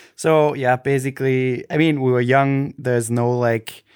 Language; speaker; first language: English; non-native, fluent; German